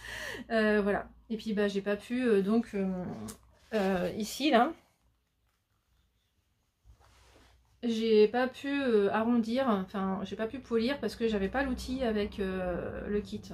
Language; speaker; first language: French; native; French